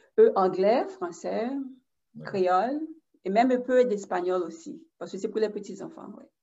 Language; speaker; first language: French; non-native, local second language; Haitian Creole